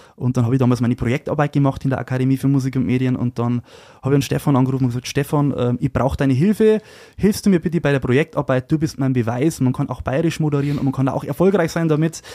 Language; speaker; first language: German; native; German